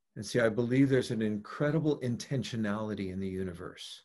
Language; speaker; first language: English; native; English